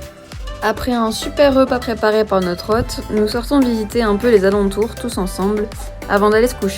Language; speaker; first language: French; native; French